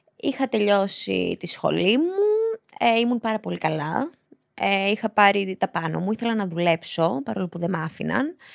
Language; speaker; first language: Greek; early bilingual, other home language; Albanian